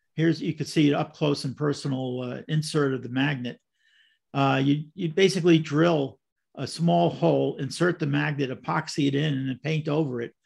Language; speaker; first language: English; native; English